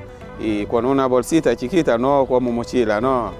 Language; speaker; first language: Spanish; non-native, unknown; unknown